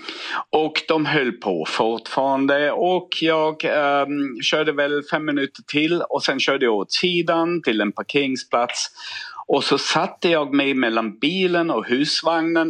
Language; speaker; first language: Swedish; non-native, fluent; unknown